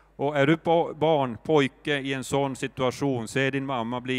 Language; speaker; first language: Swedish; native; Swedish